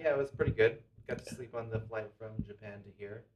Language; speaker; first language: English; native; English